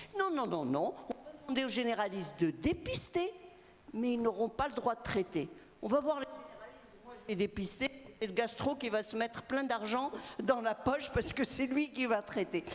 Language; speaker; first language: French; non-native, local second language; Arabic